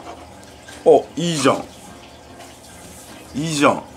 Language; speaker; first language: Japanese; native; Japanese